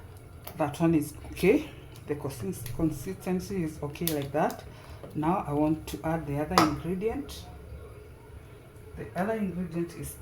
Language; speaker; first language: English; non-native, local second language; Swahili